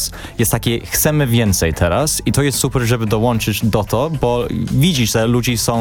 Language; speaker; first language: Polish; non-native, learner; English